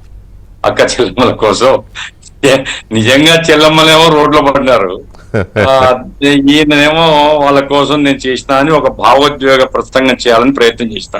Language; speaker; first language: Telugu; native; Telugu